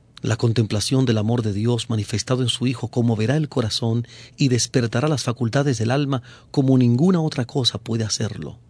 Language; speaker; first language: Spanish; native; Spanish